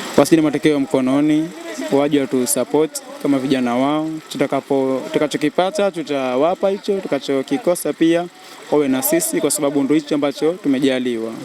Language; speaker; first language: Swahili; native; Swahili